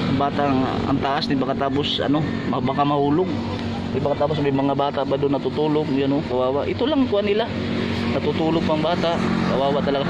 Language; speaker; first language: Filipino; non-native, local second language; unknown